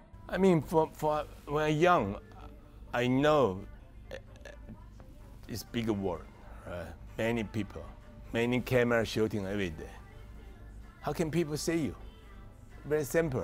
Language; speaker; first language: English; non-native, learner; Chinese